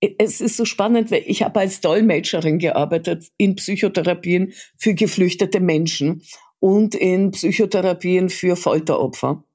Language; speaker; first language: German; early bilingual, other home language; Russian